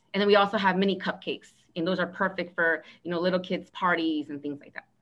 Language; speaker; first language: English; native; English